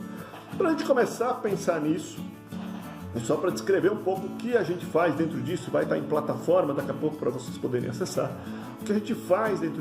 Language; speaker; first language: Portuguese; native; Portuguese